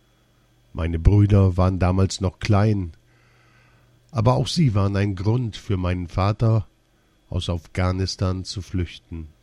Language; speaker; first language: German; early bilingual, other home language; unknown